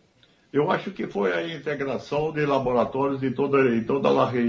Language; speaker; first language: Spanish; non-native, learner; Portuguese